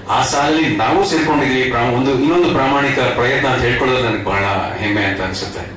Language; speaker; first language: Kannada; native; Kannada